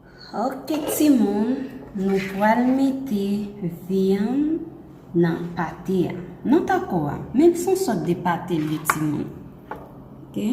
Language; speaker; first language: French; early bilingual, heritage; Haitian Creole